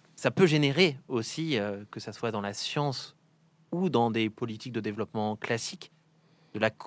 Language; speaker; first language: French; native; French